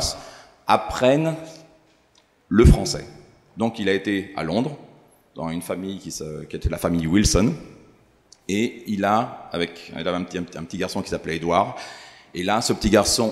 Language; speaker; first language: French; native; French